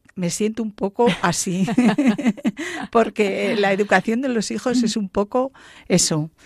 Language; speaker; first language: Spanish; native; Spanish